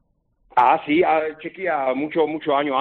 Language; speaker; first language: Spanish; non-native, learner; Czech